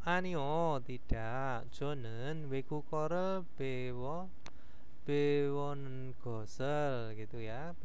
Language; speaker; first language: Korean; non-native, fluent; Indonesian